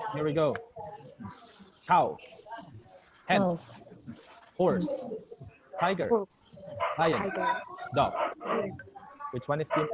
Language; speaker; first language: English; non-native, fluent; Indonesian